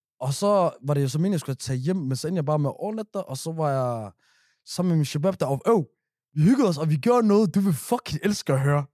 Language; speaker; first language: Danish; early bilingual, other home language; Arabic